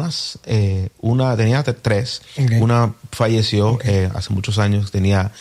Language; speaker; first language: Spanish; early bilingual, heritage; Spanish